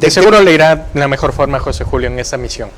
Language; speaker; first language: Spanish; native; Spanish